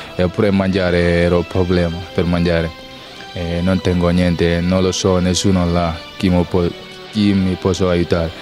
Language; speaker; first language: Italian; non-native, learner; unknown